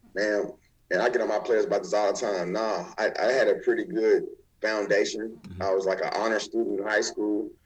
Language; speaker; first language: English; native; English